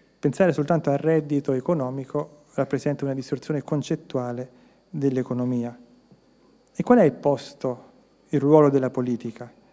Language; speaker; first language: Italian; native; Italian